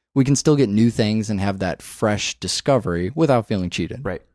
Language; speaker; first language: English; native; English